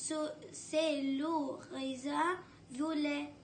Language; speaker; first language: French; non-native, learner; Arabic